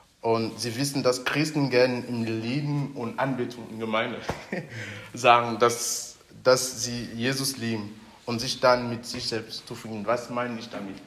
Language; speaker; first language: German; non-native, fluent; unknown